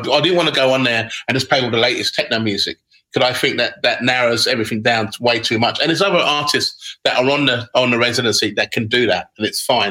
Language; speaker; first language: English; native; English